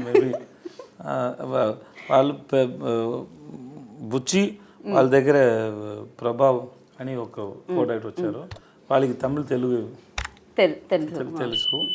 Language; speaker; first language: Telugu; non-native, learner; Tamil